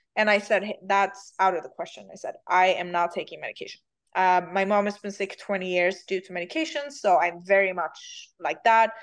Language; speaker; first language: English; non-native, fluent; Swedish